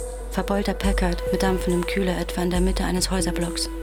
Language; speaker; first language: German; native; German